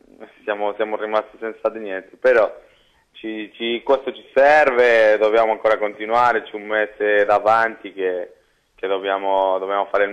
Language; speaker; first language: Italian; non-native, fluent; Spanish